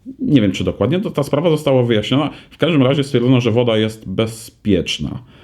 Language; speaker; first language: Polish; native; Polish